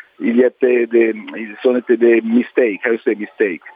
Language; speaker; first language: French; non-native, learner; Italian